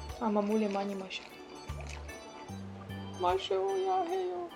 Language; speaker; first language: Korean; non-native, learner; Ukrainian